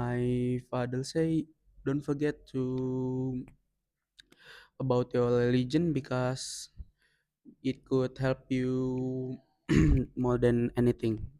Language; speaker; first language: English; non-native, learner; Indonesian